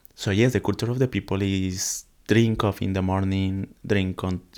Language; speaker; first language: English; non-native, learner; Spanish